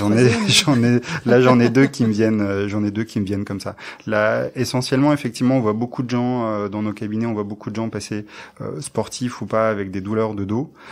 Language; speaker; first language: French; native; French